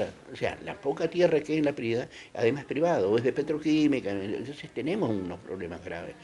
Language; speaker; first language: Spanish; native; Spanish